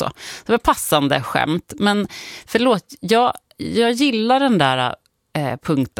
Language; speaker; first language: Swedish; native; Swedish